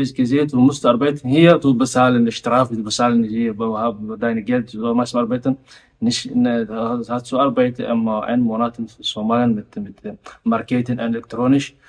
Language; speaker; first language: German; non-native, learner; Somali